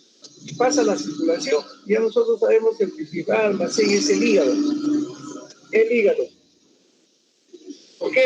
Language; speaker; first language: Spanish; native; Spanish